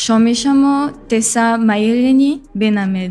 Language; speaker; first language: Spanish; non-native, fluent; French